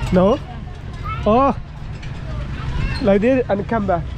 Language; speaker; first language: English; non-native, learner; Burmese